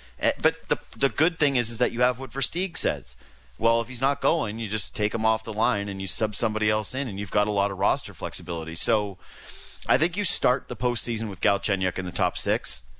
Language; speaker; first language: English; native; English